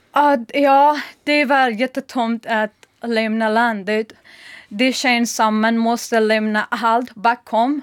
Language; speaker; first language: Swedish; non-native, learner; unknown